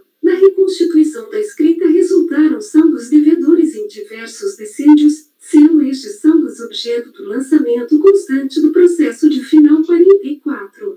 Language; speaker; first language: Portuguese; native; Portuguese